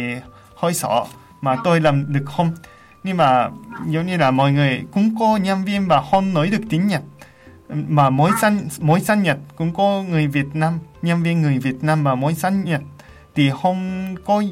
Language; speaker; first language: Vietnamese; non-native, fluent; Japanese